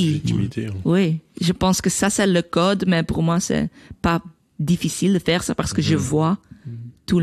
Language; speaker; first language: French; non-native, learner; Dutch